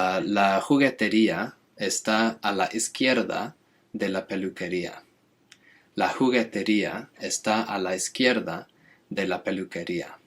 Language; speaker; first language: Spanish; non-native, fluent; English